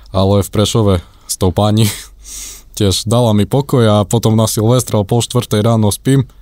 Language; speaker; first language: Slovak; non-native, fluent; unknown